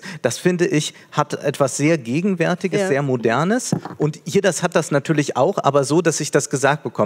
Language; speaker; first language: German; native; German